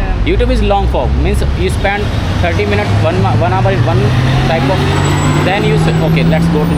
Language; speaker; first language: English; non-native, learner; Hindi